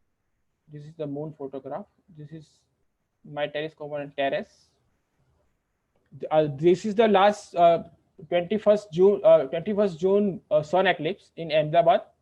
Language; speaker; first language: English; non-native, local second language; Gujarati